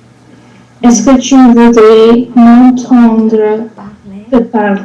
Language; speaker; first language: French; non-native, learner; English